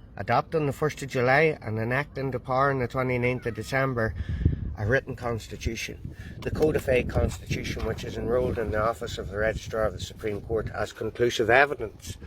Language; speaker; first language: English; native; English